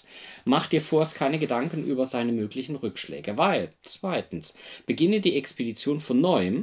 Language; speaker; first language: German; native; German